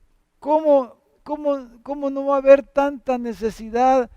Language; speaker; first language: Spanish; native; Spanish